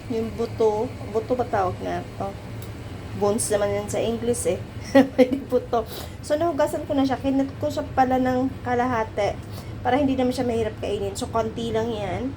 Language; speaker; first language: Filipino; non-native, local second language; Cebuano